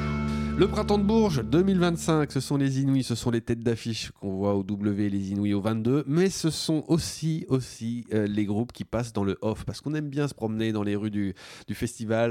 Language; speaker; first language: French; native; French